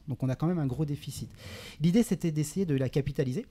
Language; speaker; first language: French; native; French